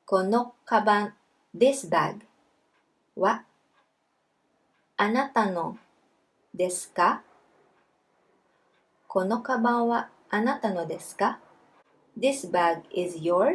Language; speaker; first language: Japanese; non-native, fluent; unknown